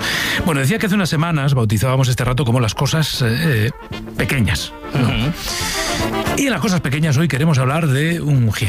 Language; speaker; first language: Spanish; native; Spanish